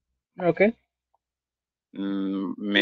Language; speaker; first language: French; non-native, learner; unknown